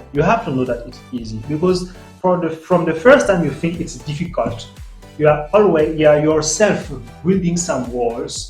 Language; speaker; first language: English; non-native, fluent; French